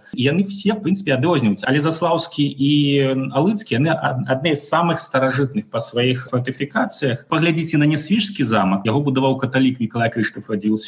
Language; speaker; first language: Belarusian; non-native, local second language; Russian